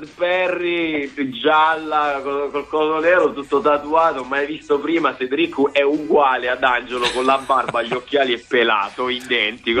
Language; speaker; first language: Italian; native; Italian